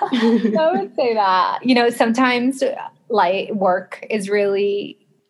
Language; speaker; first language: English; early bilingual, other home language; Spanish